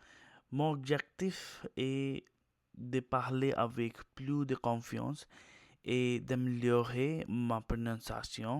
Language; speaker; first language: French; non-native, learner; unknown